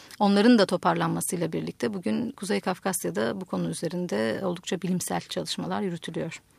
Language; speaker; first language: Turkish; native; Turkish